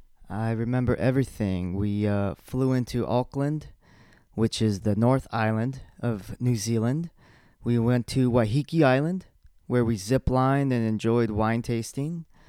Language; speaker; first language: English; early bilingual, other home language; Spanish